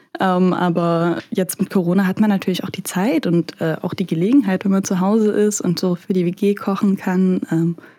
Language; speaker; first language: German; native; German